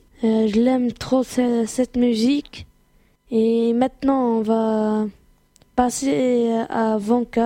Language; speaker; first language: French; non-native, learner; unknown